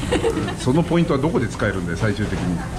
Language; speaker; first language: Japanese; native; Japanese